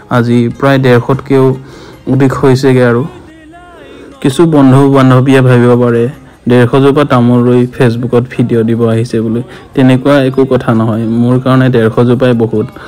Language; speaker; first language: Assamese; non-native, local second language; Mising